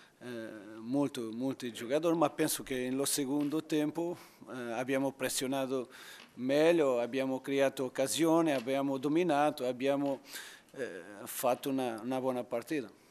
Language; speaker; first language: Italian; non-native, learner; Portuguese